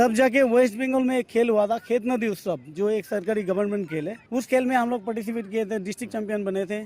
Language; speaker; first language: Hindi; non-native, local second language; Bangla